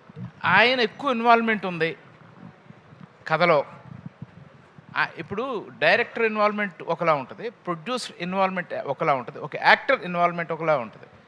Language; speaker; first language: Telugu; native; Telugu